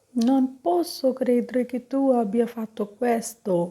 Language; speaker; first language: Italian; non-native, fluent; Punjabi